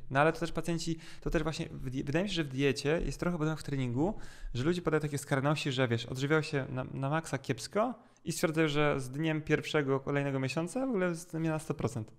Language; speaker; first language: Polish; native; Polish